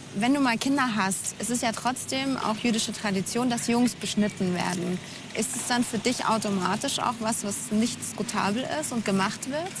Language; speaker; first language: German; native; German